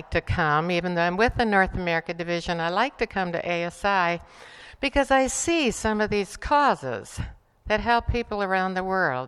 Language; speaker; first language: English; non-native, fluent; Spanish